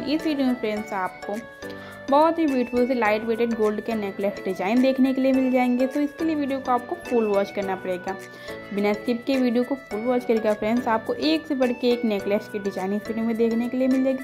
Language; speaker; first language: Hindi; native; Hindi